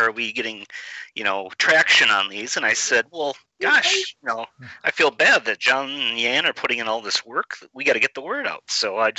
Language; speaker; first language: English; native; English